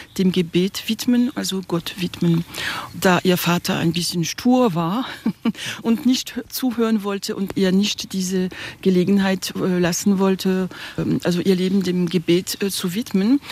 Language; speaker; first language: German; non-native, local second language; French